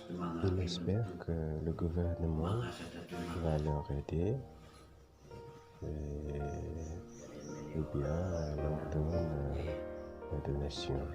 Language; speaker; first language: French; non-native, fluent; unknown